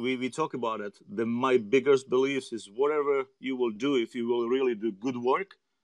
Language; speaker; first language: English; non-native, learner; Czech